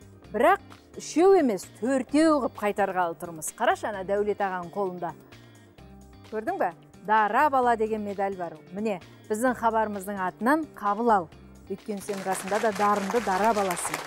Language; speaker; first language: Kazakh; native; Kazakh